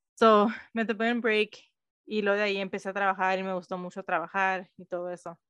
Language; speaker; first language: Spanish; early bilingual, heritage; Spanish